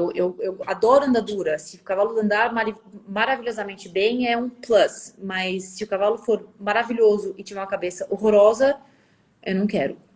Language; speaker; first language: Portuguese; early bilingual, other home language; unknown